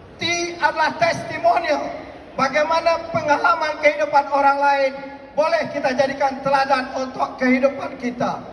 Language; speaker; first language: Malay; native; Malay